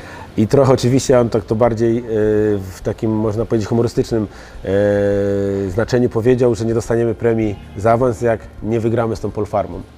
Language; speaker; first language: Polish; native; Polish